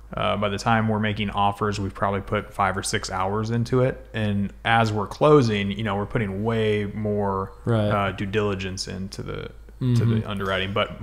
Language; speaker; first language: English; native; English